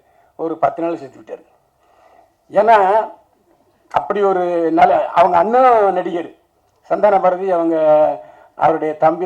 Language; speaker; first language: Tamil; native; Tamil